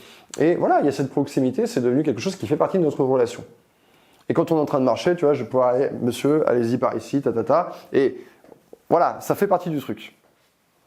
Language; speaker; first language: French; native; French